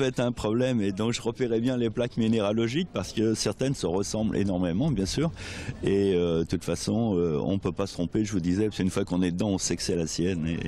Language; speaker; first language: French; native; French